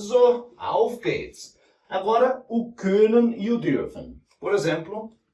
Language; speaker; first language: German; non-native, fluent; Portuguese